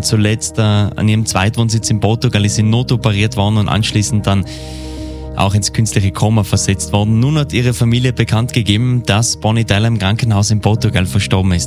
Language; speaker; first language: German; native; German